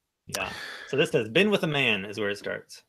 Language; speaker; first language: English; native; English